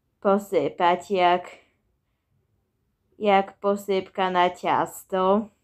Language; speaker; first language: Polish; early bilingual, heritage; Polish